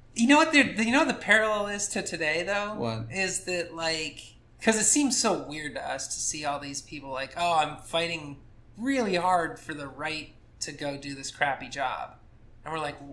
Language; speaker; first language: English; native; English